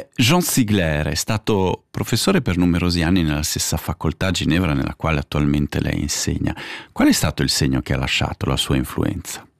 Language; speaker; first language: Italian; native; Italian